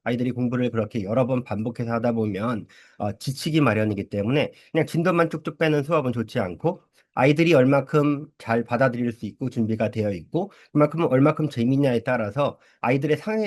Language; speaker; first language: Korean; early bilingual, heritage; Korean